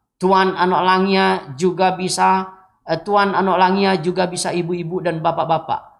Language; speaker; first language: Indonesian; non-native, local second language; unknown